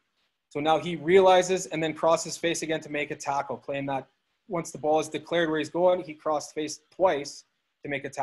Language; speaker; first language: English; native; English